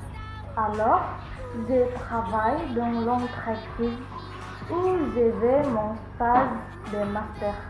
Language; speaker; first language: French; non-native, learner; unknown